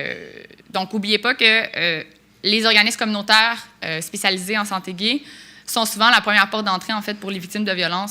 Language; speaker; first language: French; native; French